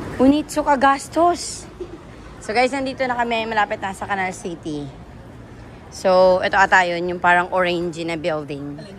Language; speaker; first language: Filipino; native; Filipino